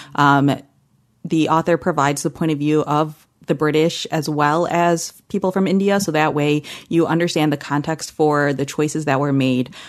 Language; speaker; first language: English; early bilingual, other home language; Hindi